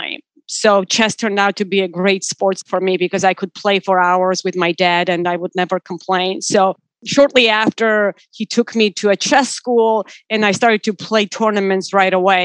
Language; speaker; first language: English; non-native, fluent; Georgian